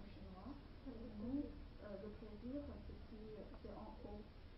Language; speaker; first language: French; non-native, learner; Chinese